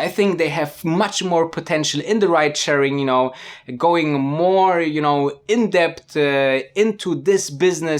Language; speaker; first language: English; non-native, fluent; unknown